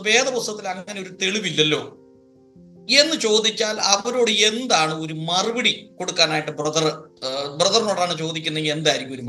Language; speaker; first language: Malayalam; native; Malayalam